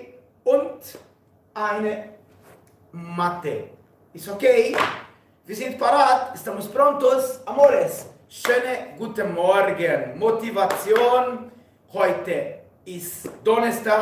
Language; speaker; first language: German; non-native, learner; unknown